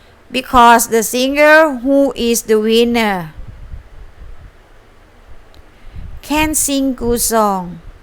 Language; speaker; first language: English; non-native, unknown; Thai